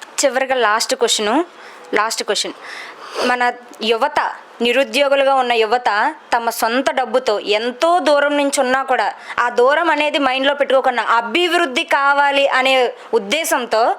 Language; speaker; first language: Telugu; native; Telugu